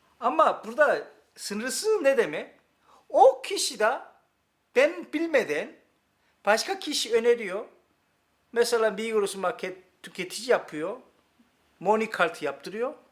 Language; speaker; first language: Turkish; non-native, learner; Korean